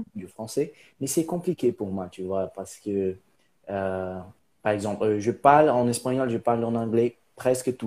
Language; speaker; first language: French; non-native, learner; Portuguese